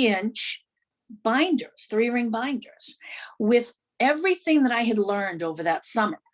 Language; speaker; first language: English; native; English